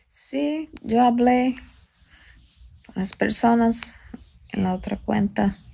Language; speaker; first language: Spanish; non-native, learner; Portuguese